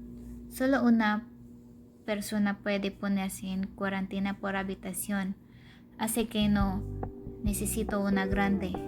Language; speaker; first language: Spanish; non-native, learner; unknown